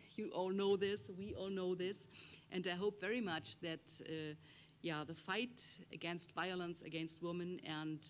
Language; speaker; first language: English; non-native, fluent; German